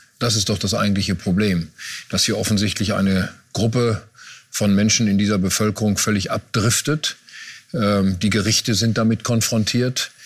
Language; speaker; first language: German; native; German